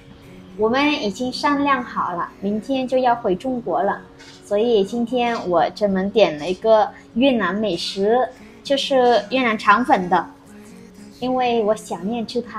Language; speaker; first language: Chinese; non-native, fluent; Vietnamese